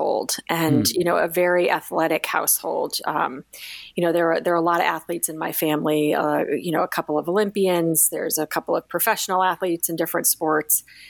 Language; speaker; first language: English; native; English